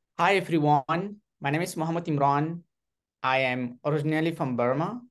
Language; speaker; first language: English; non-native, learner; Rohingya